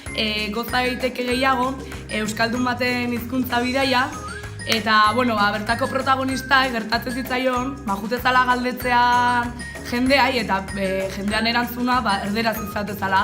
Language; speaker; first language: Basque; native; Basque